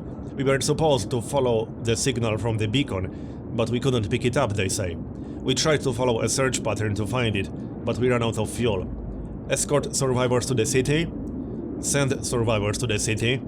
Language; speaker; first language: English; native; English